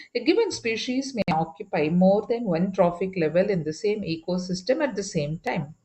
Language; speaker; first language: English; non-native, local second language; Tamil